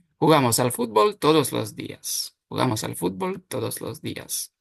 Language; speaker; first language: Spanish; non-native, fluent; Ukrainian